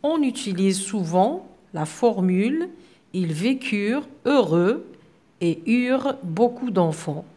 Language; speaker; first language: French; non-native, local second language; Arabic